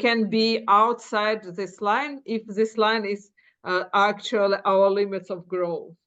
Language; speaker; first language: English; non-native, fluent; Ukrainian